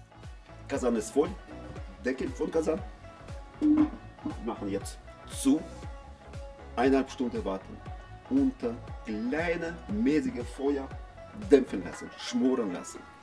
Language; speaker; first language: German; non-native, learner; Russian